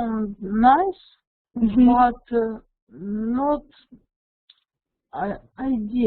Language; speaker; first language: English; non-native, learner; Russian